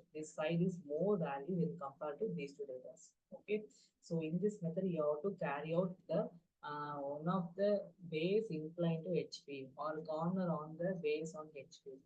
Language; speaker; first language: English; non-native, local second language; Tamil